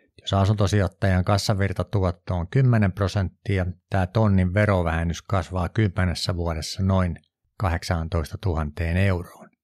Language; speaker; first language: Finnish; native; Finnish